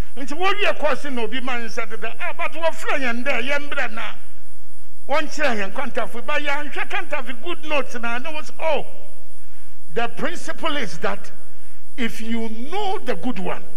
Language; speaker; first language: English; non-native, local second language; Akan